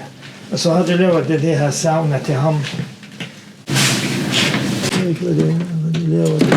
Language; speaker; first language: Danish; non-native, fluent; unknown